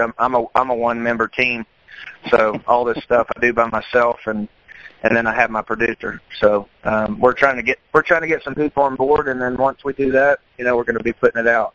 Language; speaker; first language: English; native; English